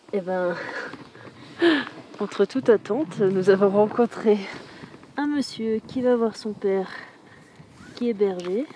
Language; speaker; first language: French; native; French